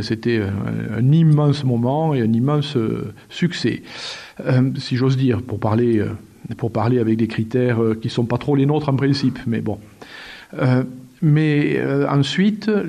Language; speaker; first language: French; native; French